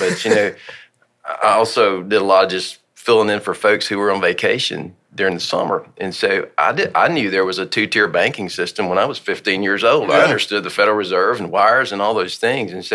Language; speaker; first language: English; native; English